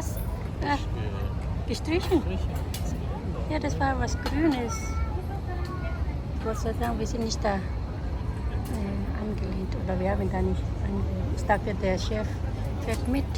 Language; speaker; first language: German; non-native, fluent; Filipino